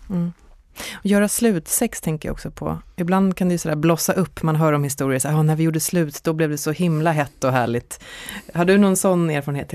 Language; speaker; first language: Swedish; native; Swedish